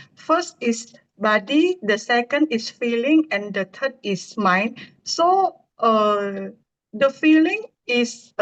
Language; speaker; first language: English; non-native, learner; Indonesian